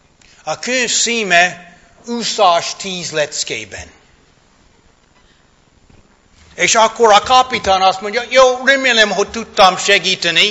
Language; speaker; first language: Hungarian; non-native, fluent; English